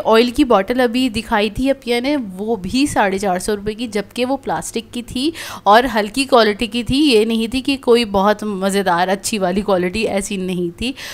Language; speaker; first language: Hindi; native; Hindi